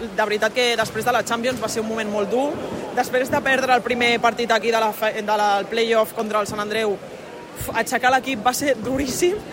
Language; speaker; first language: Catalan; early bilingual, other home language; Spanish